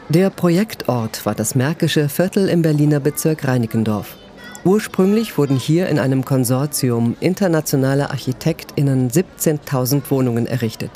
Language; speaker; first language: German; native; German